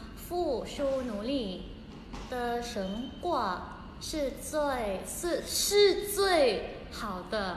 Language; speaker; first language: Chinese; non-native, learner; Thai